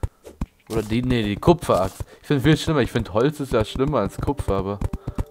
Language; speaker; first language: German; native; German